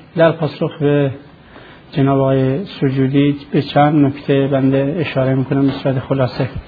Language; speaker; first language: Persian; native; Persian